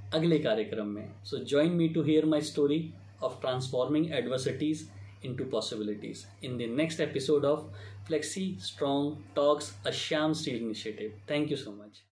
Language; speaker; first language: Hindi; native; Hindi